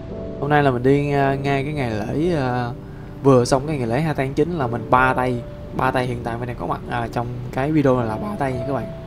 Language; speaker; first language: Vietnamese; native; Vietnamese